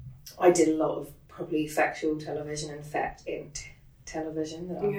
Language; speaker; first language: English; native; English